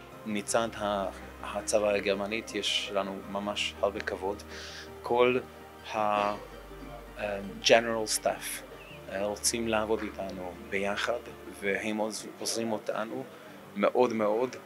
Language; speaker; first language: Hebrew; non-native, fluent; German